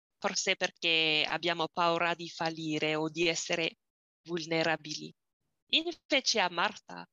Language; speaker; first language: Italian; non-native, learner; English